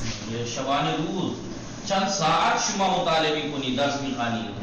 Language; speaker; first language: Persian; non-native, fluent; Urdu